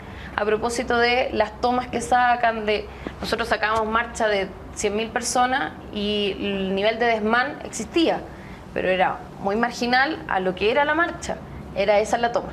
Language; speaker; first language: Spanish; native; Spanish